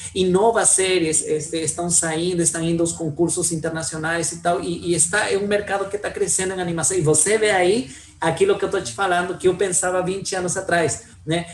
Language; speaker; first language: Portuguese; non-native, fluent; Spanish